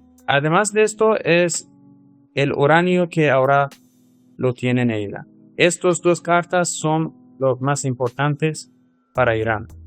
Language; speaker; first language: Spanish; non-native, fluent; Persian